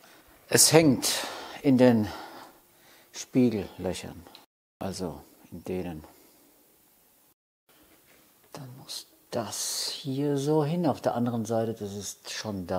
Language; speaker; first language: German; native; German